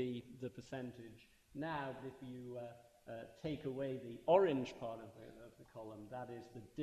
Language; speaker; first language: English; native; English